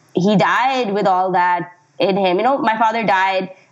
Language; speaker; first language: English; non-native, local second language; Urdu